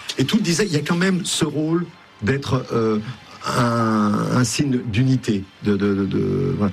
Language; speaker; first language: French; native; French